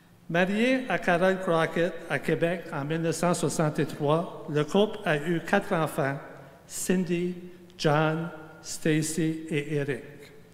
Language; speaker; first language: French; native; French